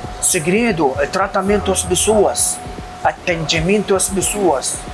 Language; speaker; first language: Portuguese; non-native, learner; Arabic